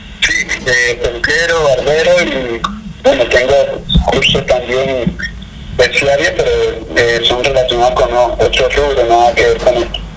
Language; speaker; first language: Spanish; native; Spanish